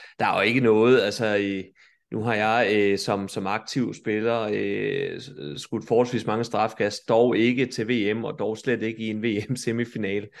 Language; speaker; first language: Danish; native; Danish